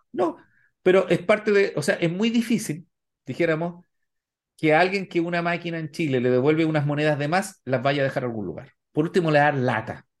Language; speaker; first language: Spanish; native; Spanish